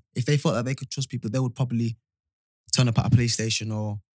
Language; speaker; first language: English; native; English